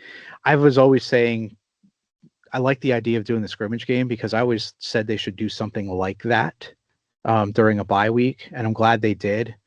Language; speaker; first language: English; native; English